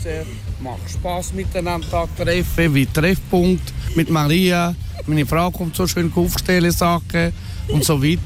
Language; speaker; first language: German; non-native, learner; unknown